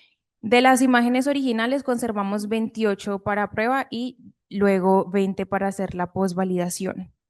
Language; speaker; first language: Spanish; native; Spanish